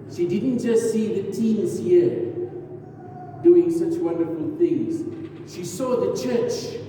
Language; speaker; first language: English; non-native, local second language; Afrikaans